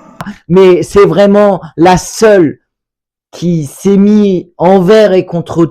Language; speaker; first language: French; native; French